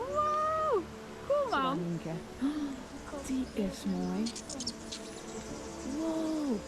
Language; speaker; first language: Dutch; native; Dutch